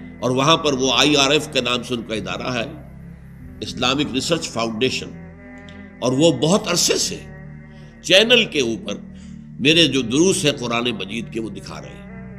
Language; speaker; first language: Urdu; native; Urdu